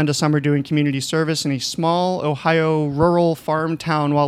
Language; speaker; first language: English; native; English